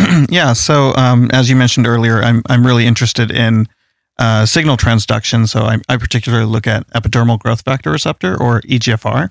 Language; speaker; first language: English; early bilingual, other home language; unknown